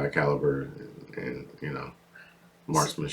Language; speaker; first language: English; native; English